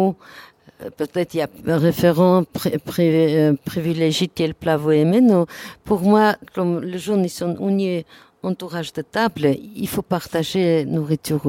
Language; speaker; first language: French; non-native, learner; Armenian